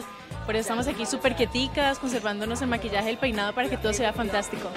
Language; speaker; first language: Spanish; native; Spanish